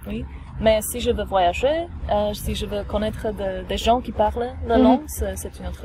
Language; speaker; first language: French; non-native, fluent; Slovak